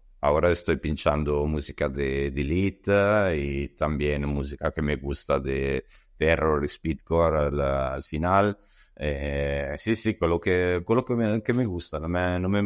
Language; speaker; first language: Spanish; non-native, learner; Italian